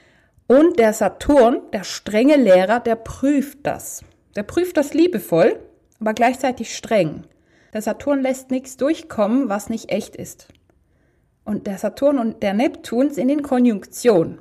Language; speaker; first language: German; native; German